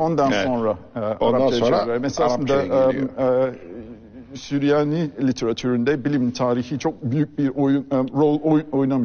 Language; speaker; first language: Turkish; non-native, fluent; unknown